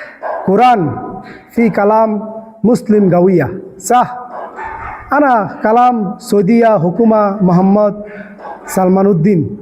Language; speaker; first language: Arabic; non-native, learner; Bangla